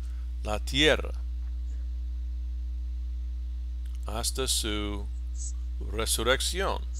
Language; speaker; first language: Spanish; non-native, fluent; English